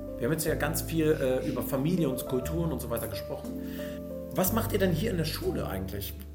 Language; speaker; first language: German; native; German